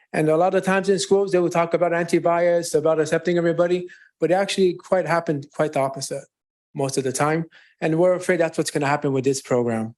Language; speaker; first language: English; non-native, fluent; Romanian